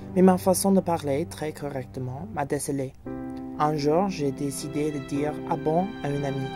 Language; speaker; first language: French; non-native, fluent; English